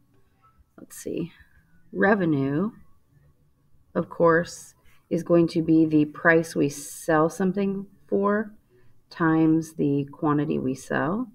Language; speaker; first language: English; native; English